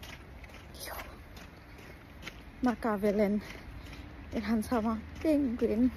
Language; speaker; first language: Finnish; non-native, learner; Filipino